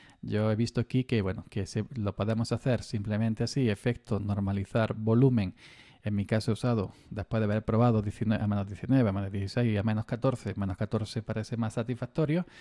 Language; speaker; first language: Spanish; native; Spanish